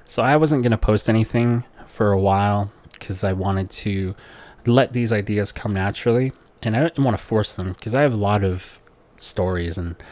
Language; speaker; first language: English; non-native, local second language; Filipino